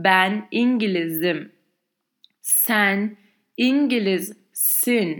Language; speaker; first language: Turkish; non-native, learner; English